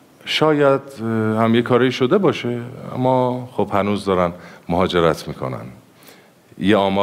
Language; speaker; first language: Persian; native; Persian